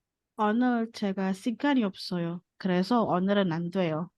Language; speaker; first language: Korean; non-native, learner; Indonesian